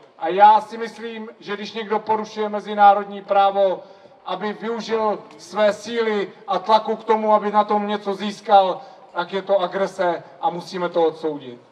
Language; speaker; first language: Czech; native; Czech